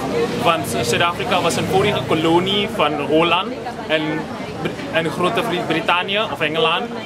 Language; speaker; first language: Dutch; non-native, learner; Afrikaans